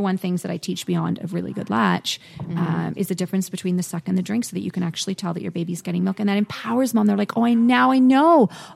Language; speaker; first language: English; native; English